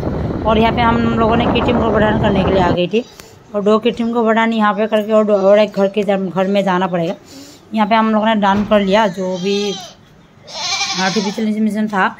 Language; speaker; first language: Hindi; non-native, local second language; Assamese